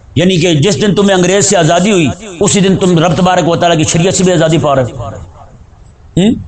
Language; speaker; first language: Urdu; native; Urdu